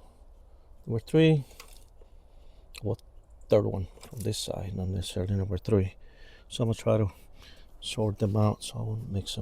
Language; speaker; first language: English; native; English